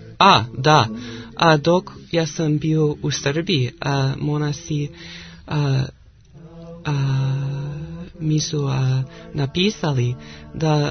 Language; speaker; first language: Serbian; non-native, learner; English